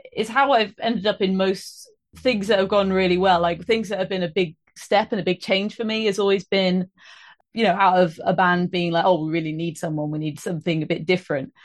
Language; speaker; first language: English; native; English